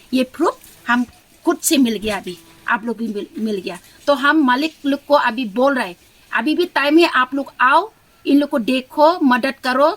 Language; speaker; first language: Hindi; non-native, local second language; Garo